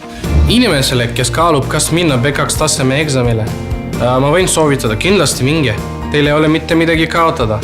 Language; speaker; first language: Estonian; non-native, fluent; Macedonian